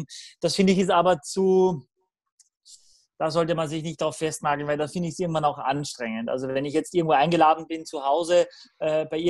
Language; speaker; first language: German; native; German